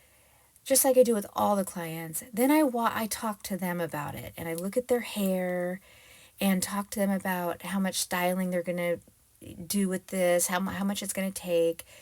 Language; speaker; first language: English; native; English